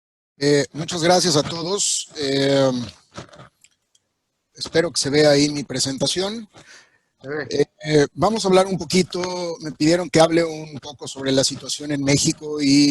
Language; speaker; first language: Spanish; native; Spanish